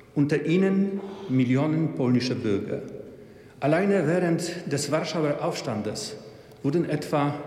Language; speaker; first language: German; non-native, fluent; Polish